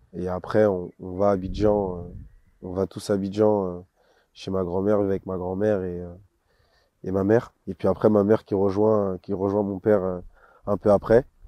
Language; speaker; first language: French; early bilingual, other home language; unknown